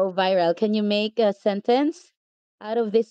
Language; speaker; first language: English; non-native, local second language; Filipino